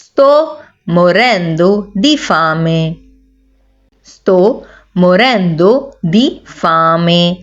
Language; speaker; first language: Italian; non-native, learner; Urdu